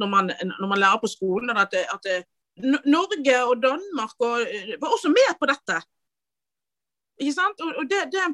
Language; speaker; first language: Norwegian; native; Norwegian